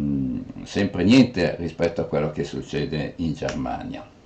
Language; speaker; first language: Italian; native; Italian